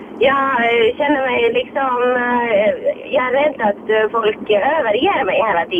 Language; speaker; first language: Swedish; non-native, fluent; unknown